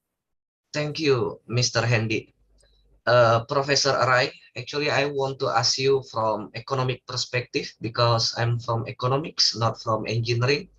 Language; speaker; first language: English; non-native, learner; Indonesian